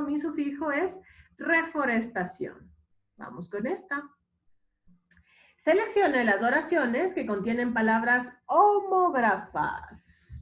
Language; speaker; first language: Spanish; native; Spanish